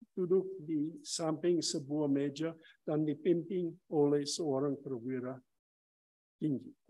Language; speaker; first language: Indonesian; non-native, fluent; English